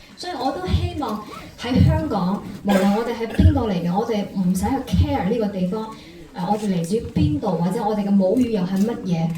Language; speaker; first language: Cantonese; non-native, fluent; Chinese